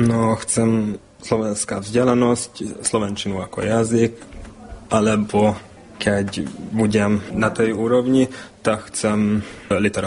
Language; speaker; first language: Slovak; non-native, learner; Hungarian